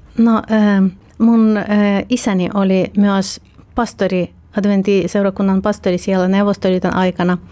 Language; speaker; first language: Finnish; non-native, learner; Ukrainian